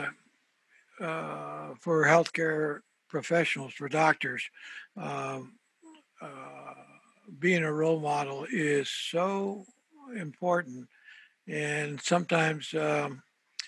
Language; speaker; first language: English; early bilingual, other home language; Spanish